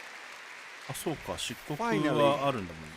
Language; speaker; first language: Japanese; native; Japanese